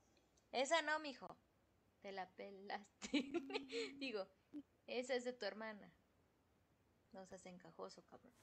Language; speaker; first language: Spanish; native; Spanish